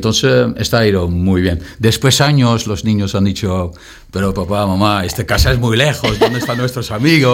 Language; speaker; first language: Spanish; non-native, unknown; Dutch